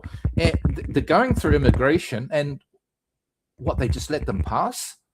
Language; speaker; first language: English; native; English